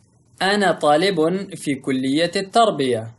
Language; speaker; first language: Arabic; non-native, fluent; Pashto